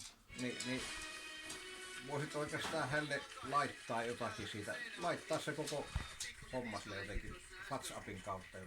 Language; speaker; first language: Finnish; native; Finnish